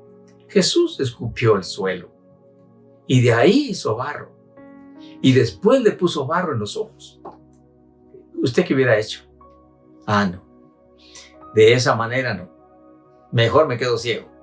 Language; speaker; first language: Spanish; native; Spanish